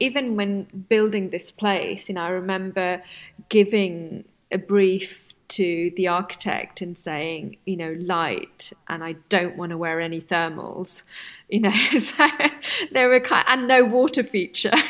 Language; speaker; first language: English; non-native, local second language; Bangla